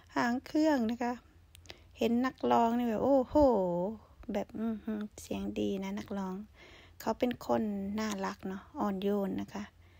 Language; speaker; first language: Thai; native; Thai